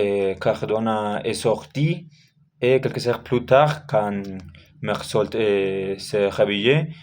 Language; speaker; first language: French; non-native, learner; Spanish